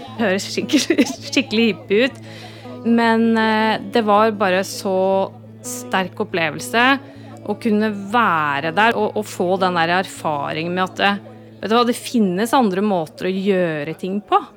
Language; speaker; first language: Norwegian; native; Norwegian